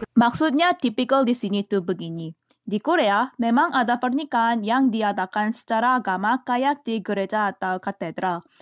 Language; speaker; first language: Indonesian; non-native, fluent; Korean